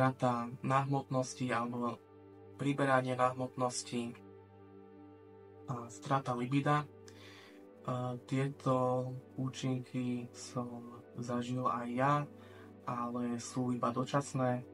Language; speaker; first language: Slovak; native; Slovak